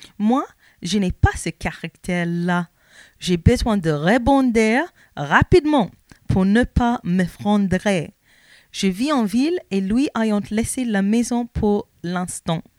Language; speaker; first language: French; non-native, learner; English